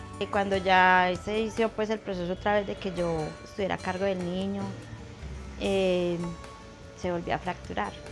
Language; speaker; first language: Spanish; native; Spanish